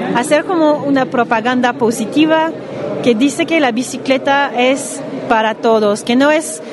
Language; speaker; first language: Spanish; non-native, fluent; English